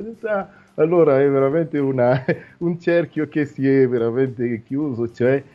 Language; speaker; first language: Italian; non-native, fluent; Nande